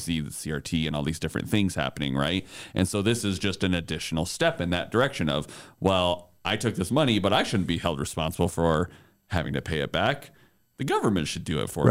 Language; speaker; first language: English; native; English